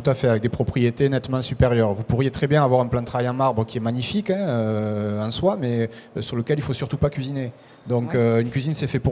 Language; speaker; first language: French; native; French